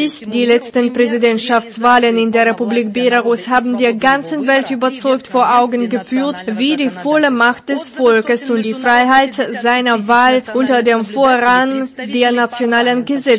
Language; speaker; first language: German; non-native, fluent; Russian